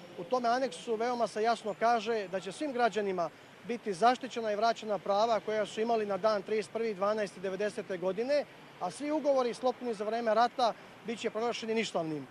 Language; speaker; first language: Croatian; native; Croatian